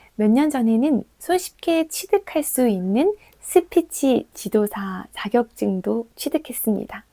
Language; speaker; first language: Korean; native; Korean